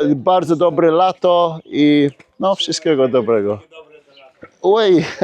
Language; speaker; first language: Polish; early bilingual, heritage; Polish